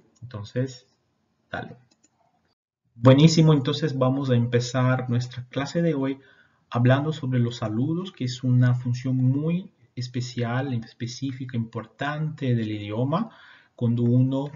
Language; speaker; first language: Spanish; non-native, fluent; Portuguese